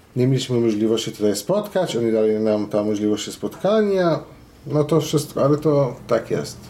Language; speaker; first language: Polish; non-native, fluent; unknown